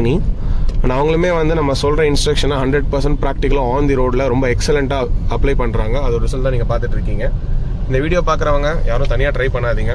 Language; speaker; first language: Tamil; native; Tamil